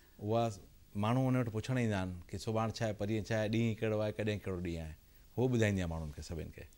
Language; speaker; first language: Sindhi; early bilingual, heritage; Sindhi